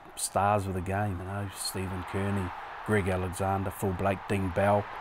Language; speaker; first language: English; native; English